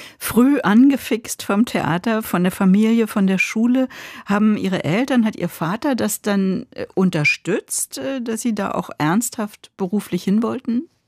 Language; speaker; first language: German; native; German